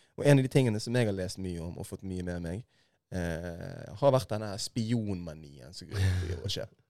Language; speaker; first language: Norwegian; native; Norwegian